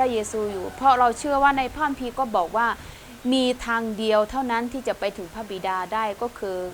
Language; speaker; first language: Thai; non-native, local second language; Lahu